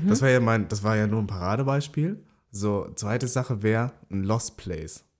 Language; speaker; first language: German; early bilingual, other home language; Vietnamese